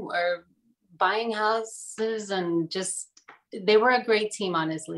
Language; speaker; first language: English; native; English